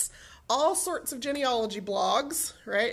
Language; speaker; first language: English; native; English